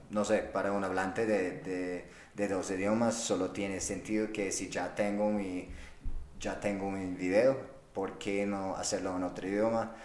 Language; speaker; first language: Spanish; non-native, fluent; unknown